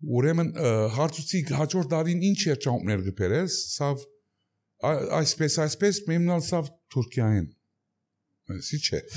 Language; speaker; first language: Armenian; early bilingual, heritage; Armenian